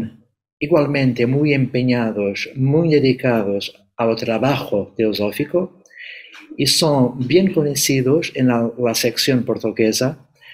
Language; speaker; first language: Spanish; non-native, learner; Portuguese